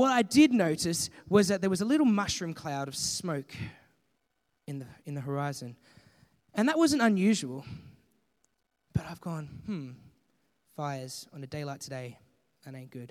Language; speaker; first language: English; native; English